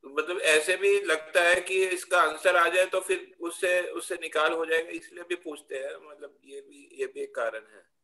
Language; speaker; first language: Hindi; non-native, local second language; Gujarati